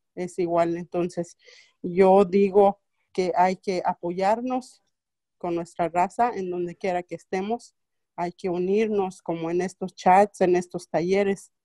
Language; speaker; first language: Spanish; non-native, local second language; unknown